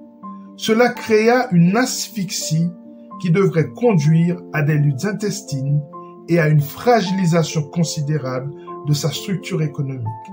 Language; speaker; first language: French; non-native, local second language; Haitian Creole